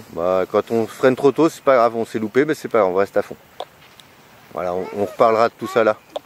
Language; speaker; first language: French; native; French